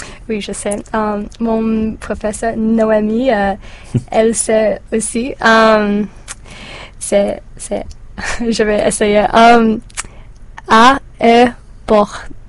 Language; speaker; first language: French; non-native, learner; English